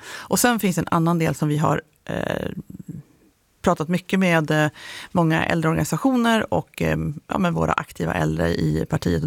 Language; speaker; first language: Swedish; native; Swedish